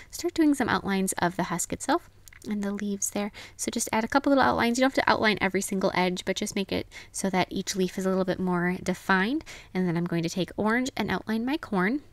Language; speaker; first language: English; native; English